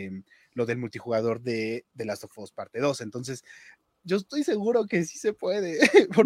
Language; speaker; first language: Spanish; native; Spanish